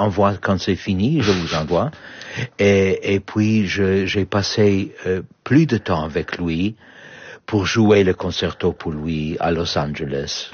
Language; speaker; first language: French; non-native, fluent; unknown